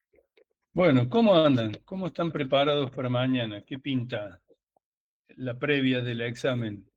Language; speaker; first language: Spanish; native; Spanish